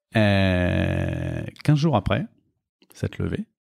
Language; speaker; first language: French; native; French